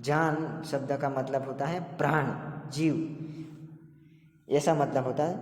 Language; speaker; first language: Hindi; non-native, local second language; Gujarati